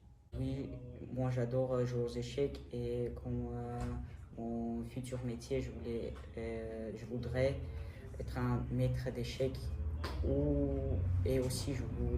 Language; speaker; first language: French; non-native, learner; Armenian